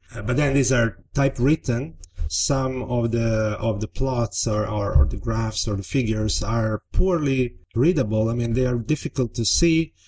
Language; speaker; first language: English; non-native, fluent; Italian